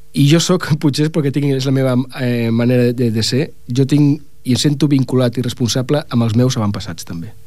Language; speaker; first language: Catalan; non-native, local second language; Spanish